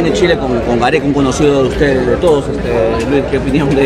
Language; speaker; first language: Spanish; native; Spanish